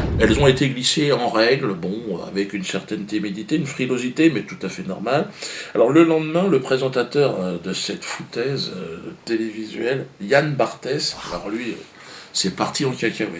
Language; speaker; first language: French; native; French